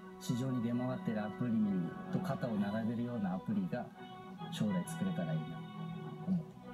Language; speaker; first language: Japanese; native; Japanese